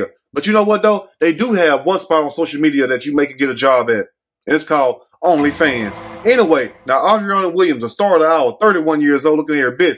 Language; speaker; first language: English; native; English